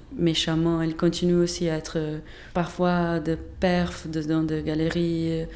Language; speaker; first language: French; non-native, fluent; Portuguese